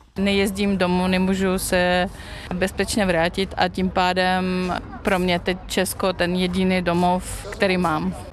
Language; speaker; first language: Czech; non-native, fluent; Russian